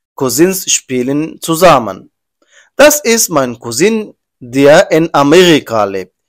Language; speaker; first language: German; non-native, learner; Persian